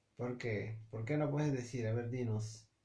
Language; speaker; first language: Spanish; native; Spanish